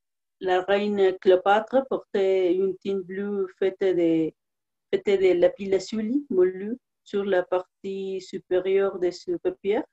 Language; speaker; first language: French; non-native, learner; Spanish